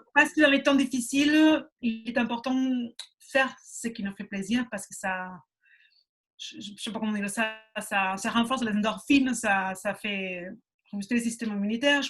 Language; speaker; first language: French; non-native, fluent; Spanish